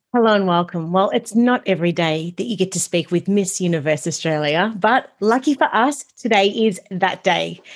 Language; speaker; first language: English; native; English